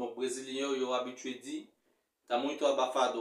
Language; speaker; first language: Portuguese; non-native, fluent; Haitian Creole